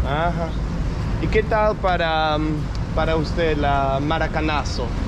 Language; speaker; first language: Portuguese; non-native, learner; Danish